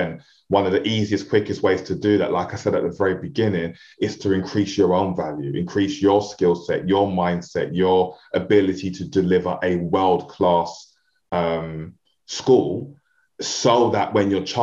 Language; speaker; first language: English; native; English